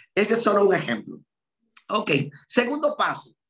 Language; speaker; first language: Spanish; native; Spanish